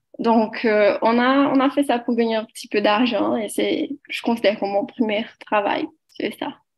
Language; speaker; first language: French; non-native, learner; Portuguese